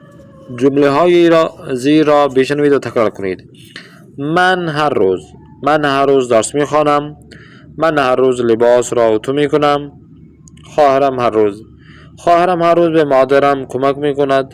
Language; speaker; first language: Persian; non-native, fluent; Urdu